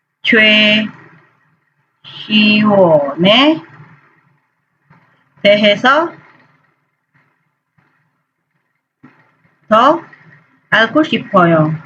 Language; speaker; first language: Korean; non-native, fluent; Indonesian